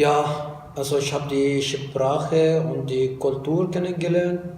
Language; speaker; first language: German; non-native, fluent; Arabic